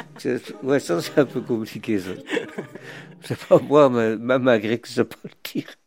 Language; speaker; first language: French; early bilingual, other home language; Greek